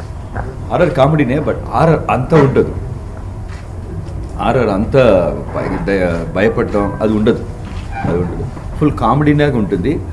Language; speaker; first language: Telugu; non-native, local second language; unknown